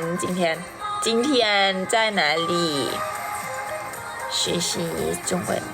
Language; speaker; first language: Chinese; non-native, learner; Thai